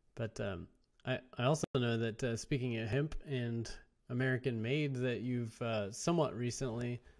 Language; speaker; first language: English; native; English